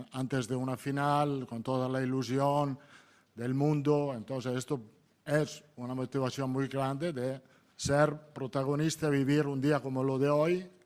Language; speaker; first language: Spanish; non-native, fluent; Italian